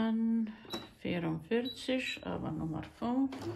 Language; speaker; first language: German; non-native, learner; Croatian